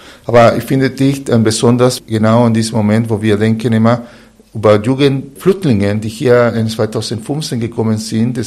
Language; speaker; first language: German; non-native, fluent; Spanish